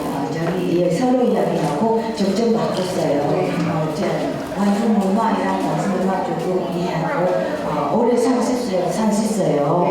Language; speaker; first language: Korean; non-native, learner; Vietnamese